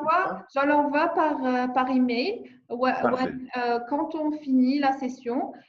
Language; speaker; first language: French; non-native, learner; English